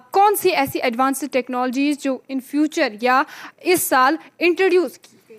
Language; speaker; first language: Urdu; non-native, local second language; Kashmiri